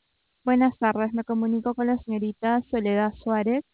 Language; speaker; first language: Spanish; native; Spanish